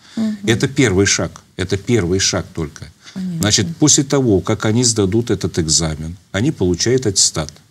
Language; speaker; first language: Russian; native; Russian